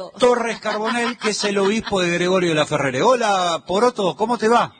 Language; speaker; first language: Spanish; native; Spanish